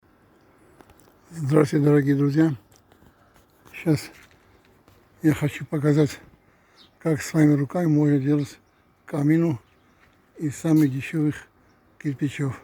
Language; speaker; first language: Russian; non-native, fluent; Armenian